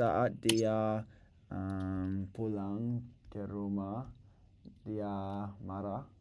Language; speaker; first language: Indonesian; non-native, learner; English